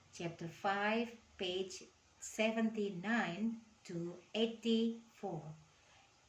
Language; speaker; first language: English; non-native, fluent; Indonesian